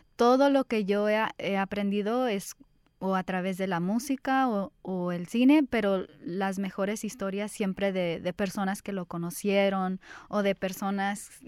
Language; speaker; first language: Spanish; early bilingual, heritage; Spanish